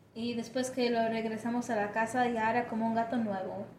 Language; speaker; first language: Spanish; early bilingual, heritage; Spanish